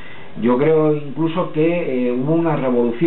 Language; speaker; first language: Spanish; native; Spanish